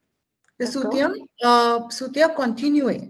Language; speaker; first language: French; non-native, learner; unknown